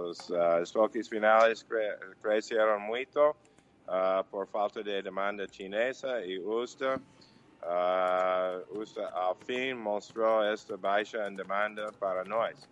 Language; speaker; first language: Portuguese; non-native, fluent; English